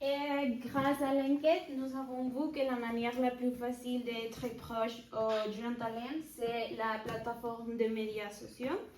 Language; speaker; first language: French; non-native, learner; Spanish